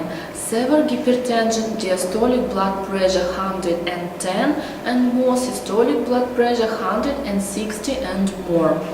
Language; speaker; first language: English; non-native, learner; Russian